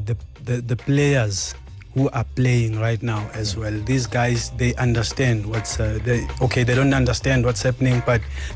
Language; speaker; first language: English; non-native, local second language; Zulu